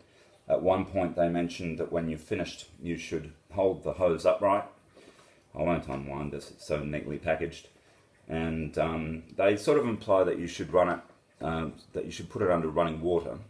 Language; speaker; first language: English; native; English